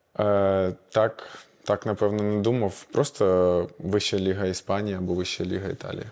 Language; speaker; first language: Ukrainian; non-native, local second language; Russian